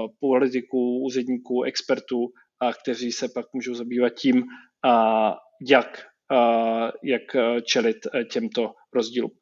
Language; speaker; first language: Czech; native; Czech